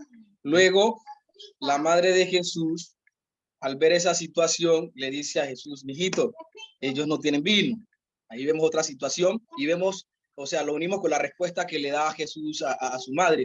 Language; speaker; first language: Spanish; native; Spanish